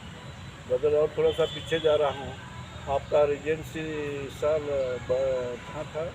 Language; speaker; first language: Hindi; non-native, local second language; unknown